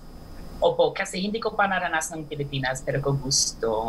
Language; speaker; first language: Filipino; non-native, learner; English